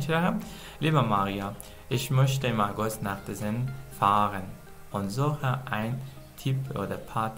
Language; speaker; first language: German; non-native, fluent; Persian